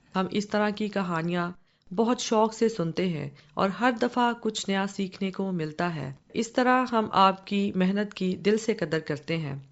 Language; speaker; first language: Urdu; non-native, local second language; Punjabi